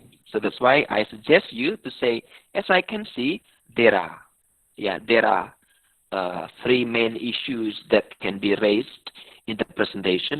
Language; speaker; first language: English; non-native, fluent; Indonesian